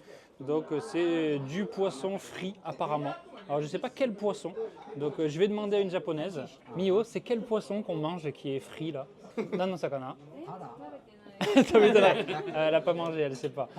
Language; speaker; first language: French; native; French